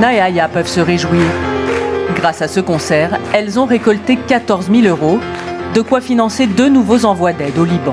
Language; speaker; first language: French; native; French